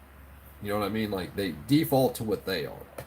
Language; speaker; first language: English; native; English